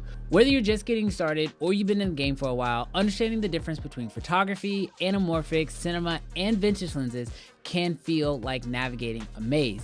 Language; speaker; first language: English; native; English